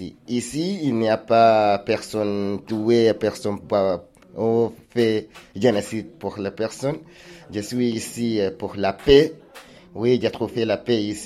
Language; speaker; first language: French; non-native, learner; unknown